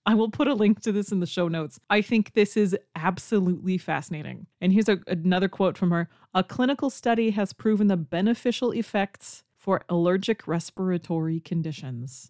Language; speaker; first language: English; native; English